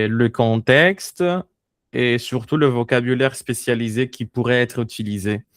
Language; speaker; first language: French; non-native, fluent; Spanish